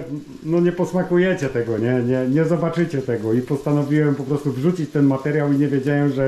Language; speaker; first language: Polish; native; Polish